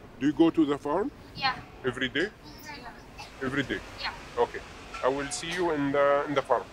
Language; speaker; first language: English; non-native, fluent; Arabic